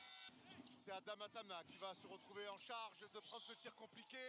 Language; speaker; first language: French; native; French